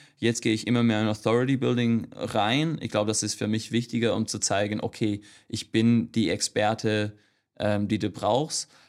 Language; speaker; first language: German; non-native, fluent; English